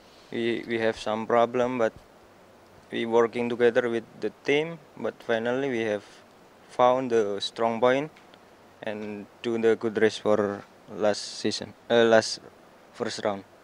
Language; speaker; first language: English; non-native, learner; Indonesian